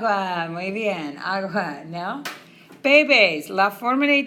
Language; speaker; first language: Spanish; non-native, fluent; English